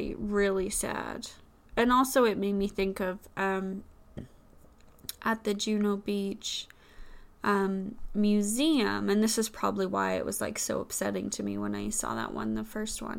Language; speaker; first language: English; native; English